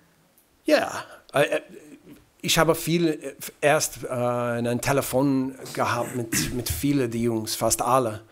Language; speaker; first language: German; non-native, fluent; English